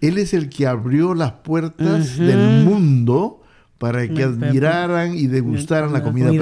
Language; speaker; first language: Spanish; native; Spanish